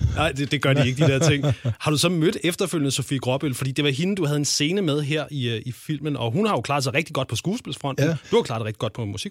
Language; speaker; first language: Danish; native; Danish